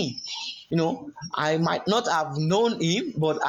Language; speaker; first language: English; non-native, local second language; Yoruba